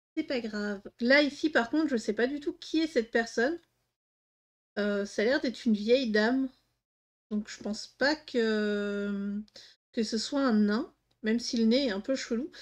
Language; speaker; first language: French; native; French